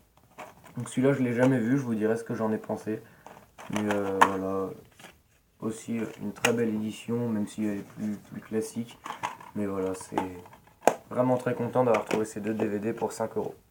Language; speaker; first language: French; native; French